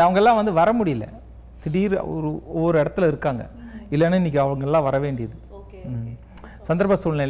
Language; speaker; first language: Tamil; native; Tamil